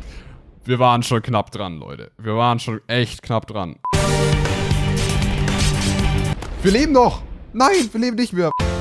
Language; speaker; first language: German; native; German